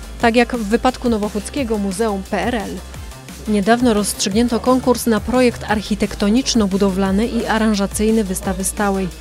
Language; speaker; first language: Polish; native; Polish